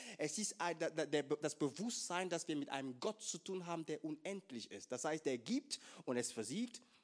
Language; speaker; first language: German; non-native, fluent; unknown